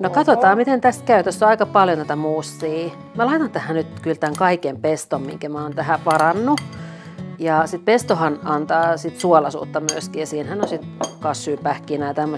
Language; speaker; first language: Finnish; native; Finnish